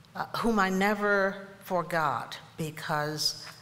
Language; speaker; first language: English; native; English